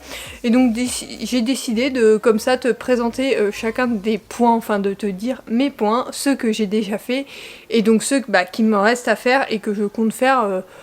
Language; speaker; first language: French; native; French